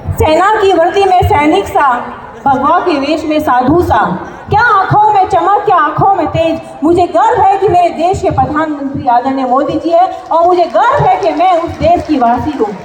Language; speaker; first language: Hindi; native; Hindi